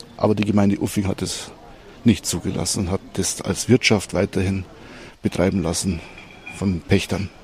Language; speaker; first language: German; native; German